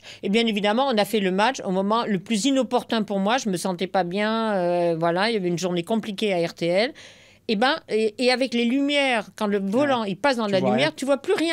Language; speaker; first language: French; native; French